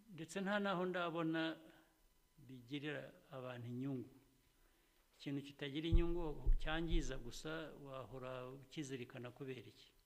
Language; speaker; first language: Kinyarwanda; early bilingual, heritage; Kinyarwanda